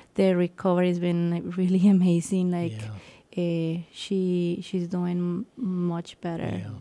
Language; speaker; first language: English; non-native, fluent; Spanish